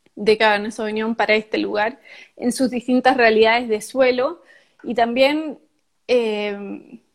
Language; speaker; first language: Spanish; native; Spanish